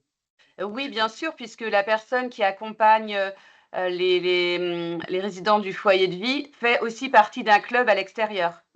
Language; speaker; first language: French; native; French